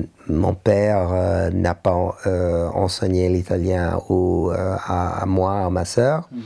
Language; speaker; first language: French; non-native, learner; English